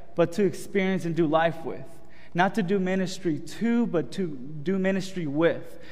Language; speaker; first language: English; early bilingual, other home language; Spanish